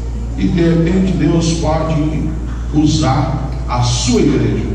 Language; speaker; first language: Portuguese; native; Portuguese